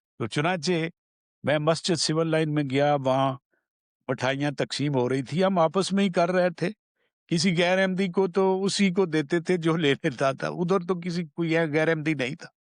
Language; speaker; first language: Urdu; non-native, local second language; Punjabi